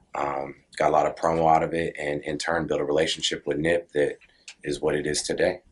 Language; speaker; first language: English; native; English